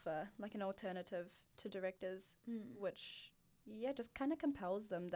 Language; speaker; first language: English; native; English